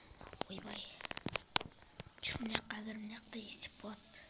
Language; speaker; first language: Kazakh; native; Kazakh